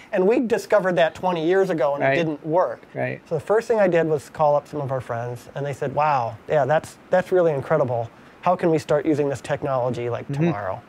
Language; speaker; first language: English; native; English